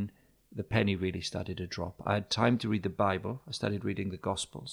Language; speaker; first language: English; native; English